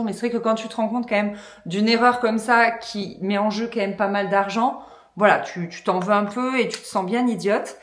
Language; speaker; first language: French; native; French